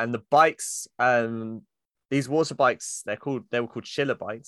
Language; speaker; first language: English; native; English